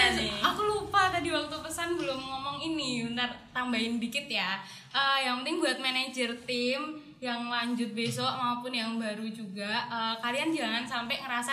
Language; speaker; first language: Indonesian; native; Indonesian